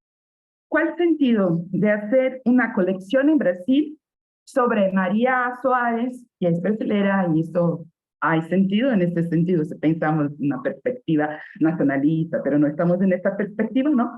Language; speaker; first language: Spanish; non-native, fluent; Portuguese